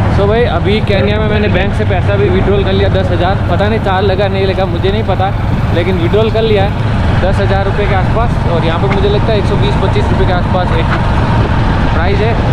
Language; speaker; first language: Hindi; native; Hindi